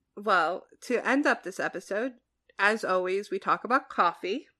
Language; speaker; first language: English; native; English